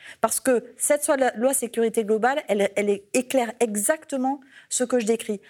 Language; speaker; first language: French; native; French